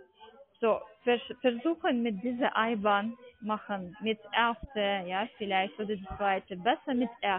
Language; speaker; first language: German; non-native, learner; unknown